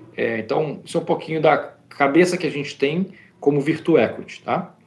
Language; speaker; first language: Portuguese; native; Portuguese